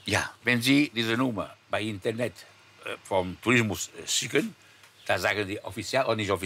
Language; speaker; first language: German; non-native, learner; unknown